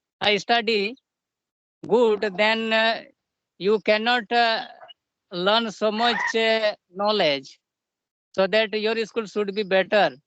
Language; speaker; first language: English; non-native, learner; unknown